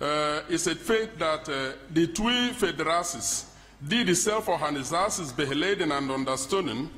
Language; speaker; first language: Dutch; non-native, fluent; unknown